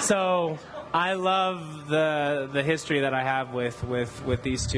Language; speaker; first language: English; native; English